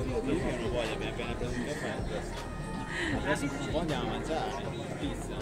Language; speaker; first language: Italian; native; Italian